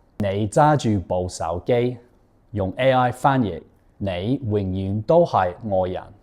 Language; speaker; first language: Cantonese; non-native, fluent; English